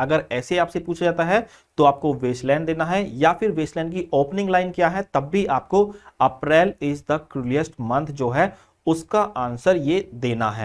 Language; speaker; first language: Hindi; native; Hindi